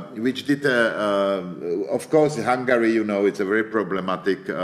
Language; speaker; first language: English; non-native, fluent; Czech